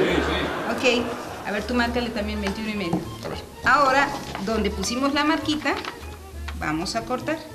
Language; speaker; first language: Spanish; native; Spanish